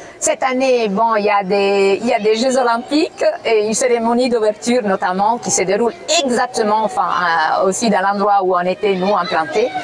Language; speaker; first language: French; non-native, fluent; Italian